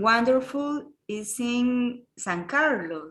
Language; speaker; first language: English; non-native, learner; Spanish